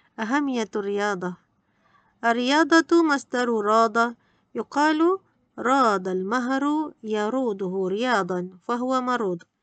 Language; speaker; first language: Arabic; non-native, fluent; Malay